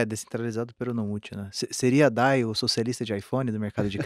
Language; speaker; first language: Portuguese; native; Portuguese